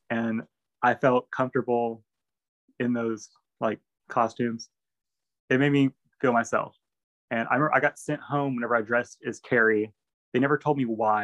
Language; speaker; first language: English; native; English